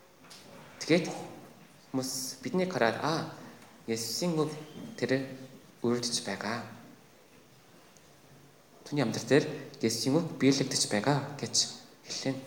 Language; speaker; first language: Mongolian; non-native, fluent; Korean